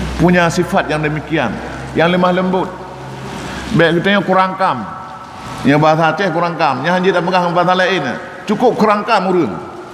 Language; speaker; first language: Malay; non-native, local second language; Achinese